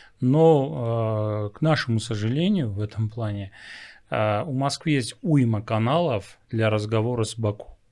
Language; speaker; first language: Russian; non-native, local second language; Armenian